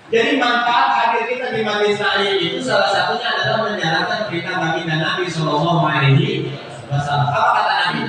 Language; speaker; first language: Indonesian; native; Indonesian